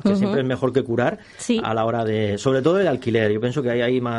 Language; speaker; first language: Spanish; native; Spanish